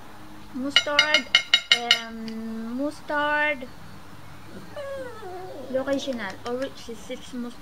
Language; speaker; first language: French; non-native, learner; Filipino